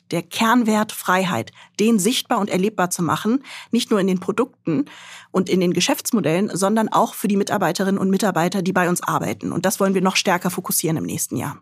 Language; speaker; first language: German; early bilingual, other home language; Arabic